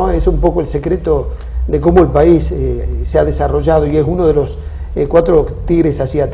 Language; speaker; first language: Spanish; native; Spanish